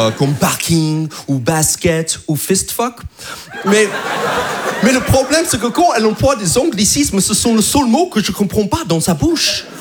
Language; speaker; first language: French; non-native, fluent; English